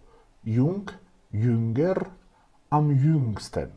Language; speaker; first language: German; non-native, fluent; Macedonian